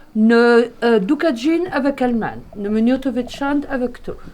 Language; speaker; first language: Albanian; non-native, learner; French